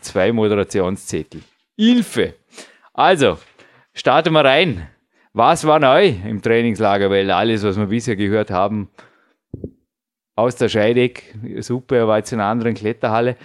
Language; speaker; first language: German; native; German